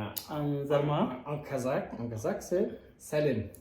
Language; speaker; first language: French; non-native, learner; Kazakh